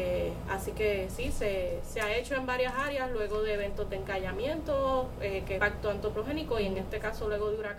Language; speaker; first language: Spanish; native; Spanish